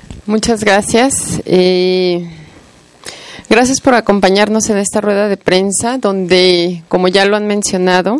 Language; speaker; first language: Spanish; native; Spanish